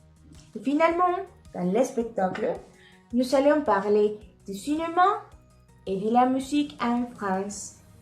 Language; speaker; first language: French; non-native, learner; Spanish